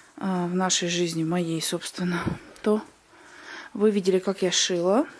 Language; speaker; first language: Ukrainian; non-native, local second language; Russian